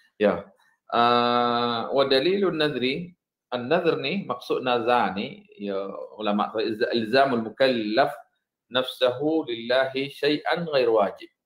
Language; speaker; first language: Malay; native; Malay